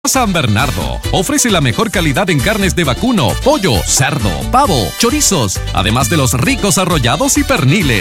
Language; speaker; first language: Spanish; native; Spanish